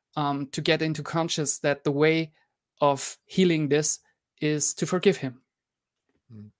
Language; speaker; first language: English; non-native, fluent; German